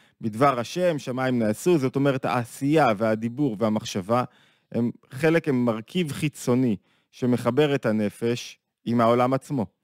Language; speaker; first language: Hebrew; native; Hebrew